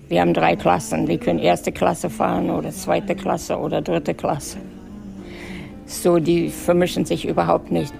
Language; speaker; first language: German; native; German